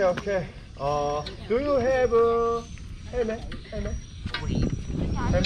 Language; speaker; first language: English; non-native, learner; Korean